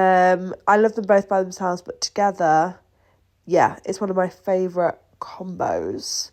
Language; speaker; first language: English; native; English